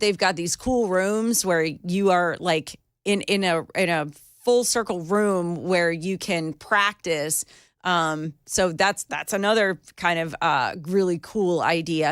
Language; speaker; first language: English; native; English